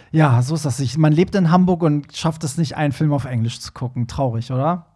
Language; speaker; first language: German; early bilingual, other home language; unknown